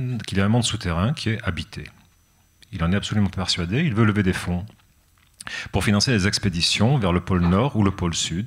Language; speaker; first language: French; native; French